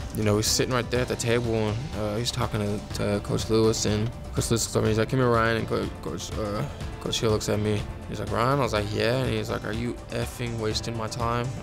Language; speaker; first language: English; native; English